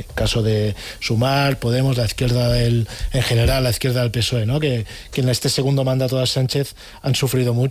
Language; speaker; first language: Spanish; native; Spanish